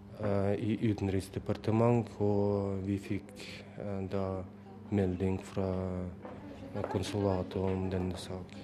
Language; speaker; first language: Norwegian; non-native, fluent; Russian